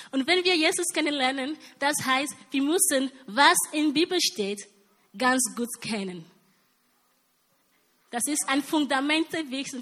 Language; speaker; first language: German; non-native, learner; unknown